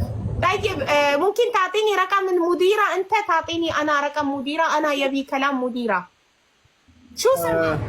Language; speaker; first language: Arabic; non-native, learner; Amharic